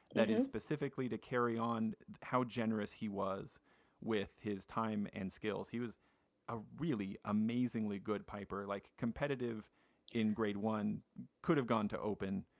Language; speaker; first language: English; native; English